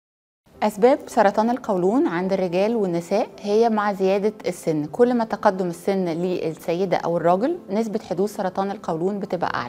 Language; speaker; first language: Arabic; native; Arabic